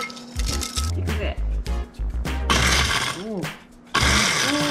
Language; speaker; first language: Japanese; native; Japanese